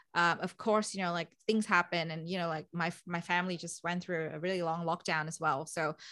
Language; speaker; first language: English; non-native, fluent; Vietnamese